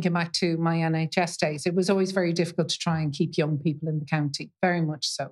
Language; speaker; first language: English; native; English